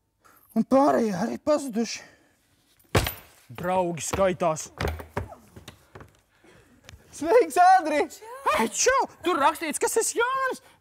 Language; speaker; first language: Latvian; native; Latvian